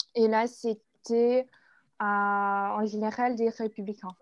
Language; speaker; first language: French; non-native, fluent; English